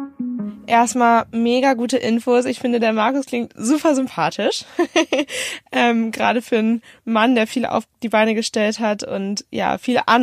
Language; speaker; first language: German; native; German